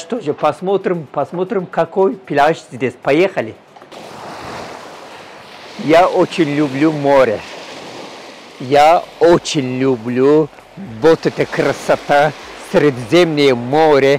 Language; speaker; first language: Russian; non-native, learner; Turkish